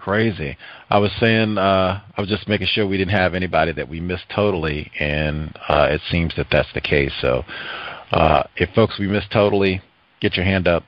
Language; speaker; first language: English; native; English